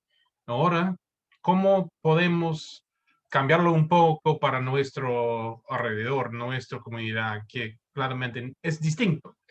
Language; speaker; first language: Spanish; non-native, fluent; English